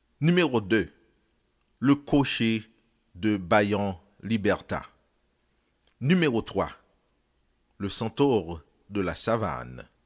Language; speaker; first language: French; non-native, local second language; Haitian Creole